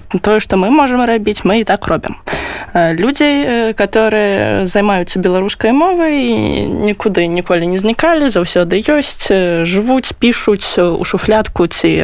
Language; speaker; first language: Belarusian; non-native, local second language; Russian